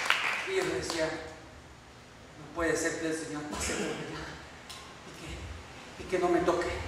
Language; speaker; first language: Spanish; native; Spanish